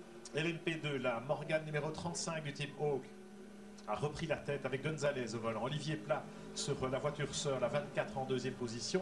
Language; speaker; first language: French; native; French